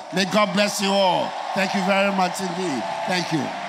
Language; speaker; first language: English; non-native, local second language; Akan